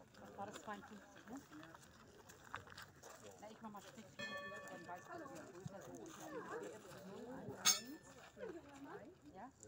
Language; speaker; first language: German; native; German